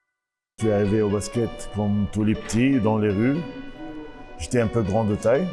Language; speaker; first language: French; non-native, local second language; Arabic